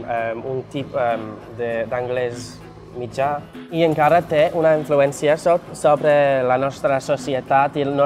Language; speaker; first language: Catalan; non-native, fluent; English